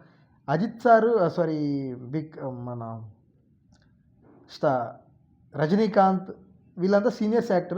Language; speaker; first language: Telugu; native; Telugu